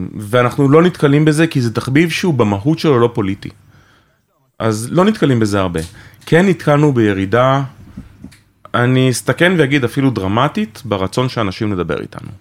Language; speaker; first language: Hebrew; native; Hebrew